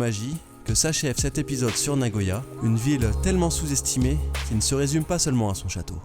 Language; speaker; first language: French; native; French